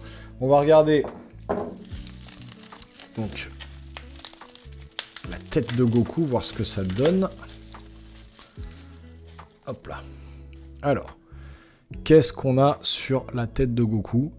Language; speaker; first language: French; native; French